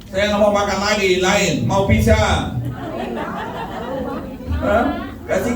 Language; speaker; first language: Indonesian; non-native, learner; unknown